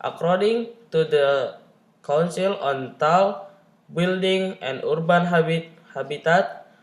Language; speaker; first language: English; non-native, learner; Indonesian